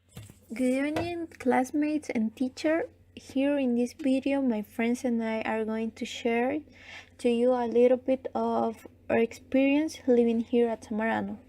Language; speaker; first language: English; non-native, fluent; Spanish